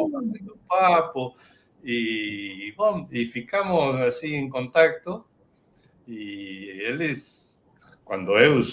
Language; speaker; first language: Portuguese; non-native, fluent; Spanish